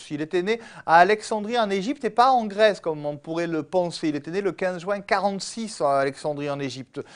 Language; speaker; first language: French; native; French